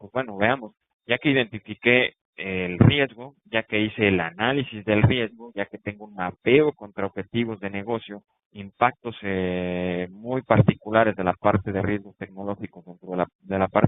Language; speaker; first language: Spanish; native; Spanish